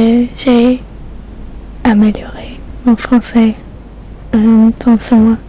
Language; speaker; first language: French; non-native, learner; English